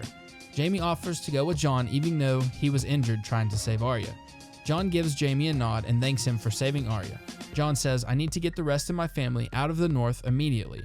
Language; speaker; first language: English; native; English